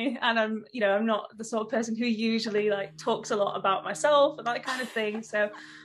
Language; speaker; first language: English; native; English